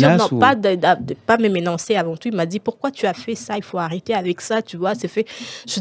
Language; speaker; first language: French; non-native, local second language; Lingala